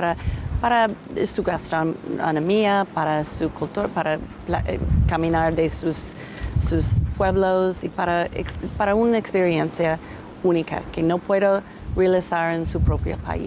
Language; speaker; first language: Spanish; non-native, learner; English